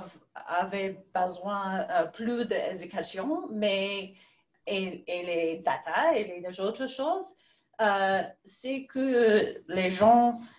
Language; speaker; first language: French; non-native, learner; English